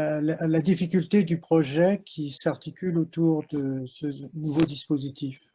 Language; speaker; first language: French; native; French